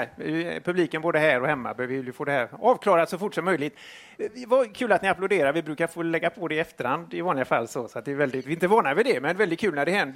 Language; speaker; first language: Swedish; native; Swedish